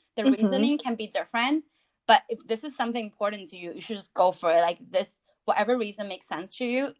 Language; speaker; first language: English; non-native, fluent; Chinese